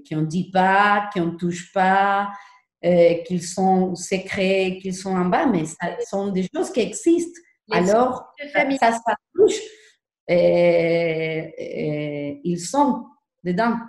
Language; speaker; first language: French; non-native, learner; Spanish